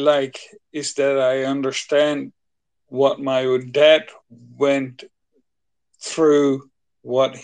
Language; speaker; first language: English; non-native, fluent; Dutch